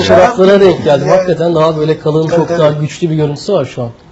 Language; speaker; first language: Turkish; native; Turkish